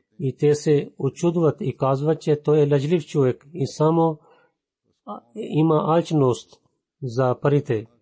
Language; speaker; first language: Bulgarian; non-native, fluent; Urdu